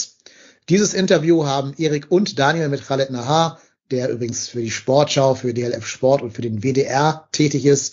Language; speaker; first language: German; native; German